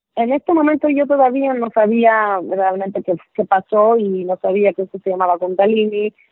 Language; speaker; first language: Spanish; non-native, fluent; Polish